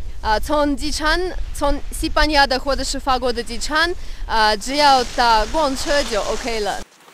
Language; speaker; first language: Chinese; non-native, fluent; Russian